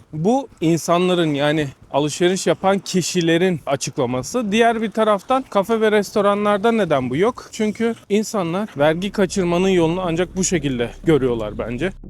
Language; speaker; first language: Turkish; native; Turkish